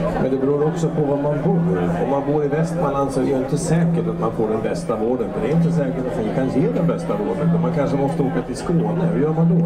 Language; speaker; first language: Swedish; native; Swedish